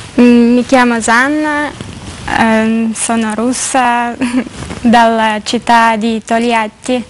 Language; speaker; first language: Italian; non-native, learner; Russian